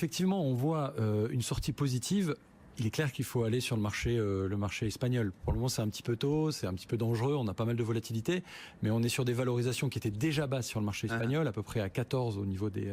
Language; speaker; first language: French; native; French